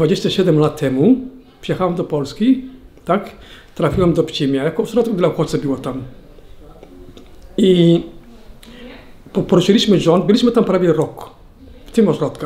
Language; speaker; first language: Polish; non-native, learner; Somali